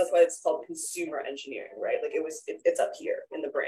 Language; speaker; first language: English; native; English